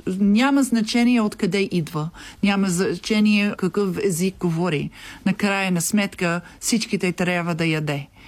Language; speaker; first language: Bulgarian; non-native, learner; English